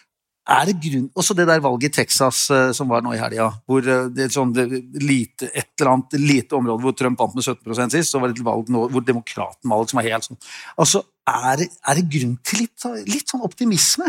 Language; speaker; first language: Norwegian; native; Norwegian